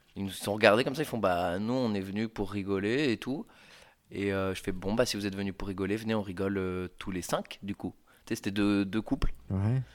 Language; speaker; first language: French; native; French